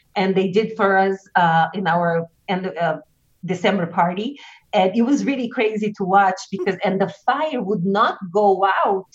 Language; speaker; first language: English; non-native, fluent; Portuguese